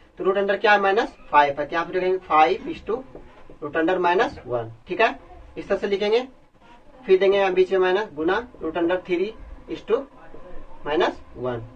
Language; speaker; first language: Hindi; native; Hindi